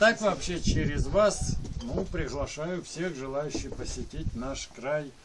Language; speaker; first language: Russian; native; Russian